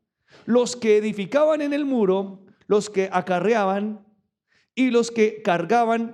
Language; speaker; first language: Spanish; native; Spanish